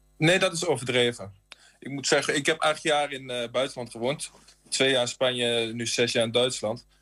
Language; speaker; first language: Dutch; native; Dutch